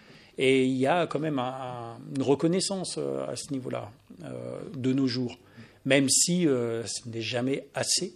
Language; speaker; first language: French; native; French